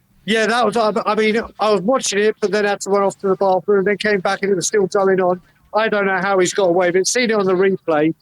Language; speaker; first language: English; native; English